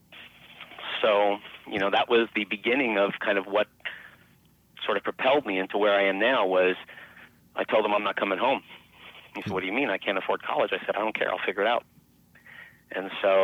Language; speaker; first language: English; native; English